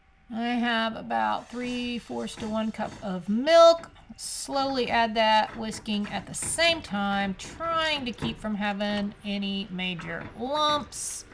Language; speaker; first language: English; native; English